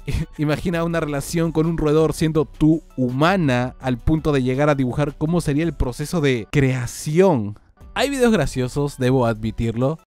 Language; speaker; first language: Spanish; native; Spanish